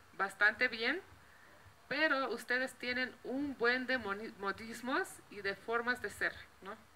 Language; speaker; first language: Spanish; non-native, fluent; Slovenian